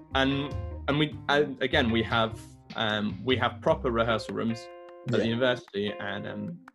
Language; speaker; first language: English; native; English